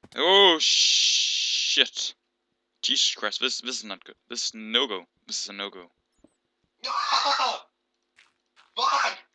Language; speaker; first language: English; non-native, learner; Danish